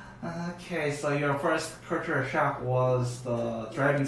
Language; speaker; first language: English; non-native, learner; Korean